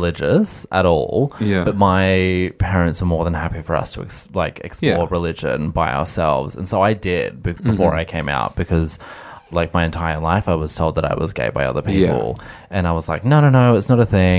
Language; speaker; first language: English; native; English